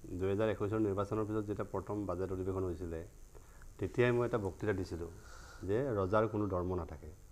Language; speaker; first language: Assamese; native; Assamese